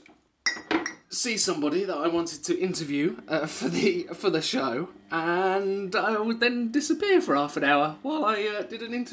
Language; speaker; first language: English; native; English